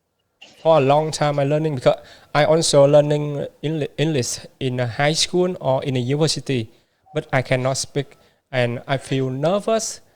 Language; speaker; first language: English; non-native, learner; Vietnamese